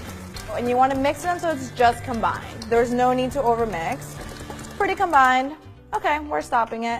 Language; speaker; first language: English; native; English